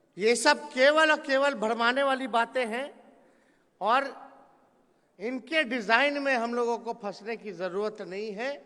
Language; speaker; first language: Hindi; native; Hindi